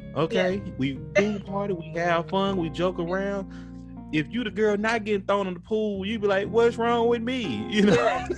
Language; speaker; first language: English; native; English